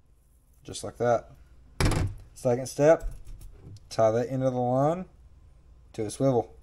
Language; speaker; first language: English; native; English